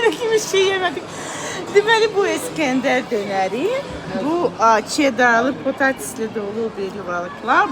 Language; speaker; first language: Turkish; non-native, learner; Azerbaijani